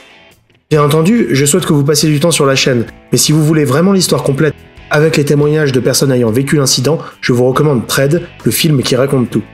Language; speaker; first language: French; native; French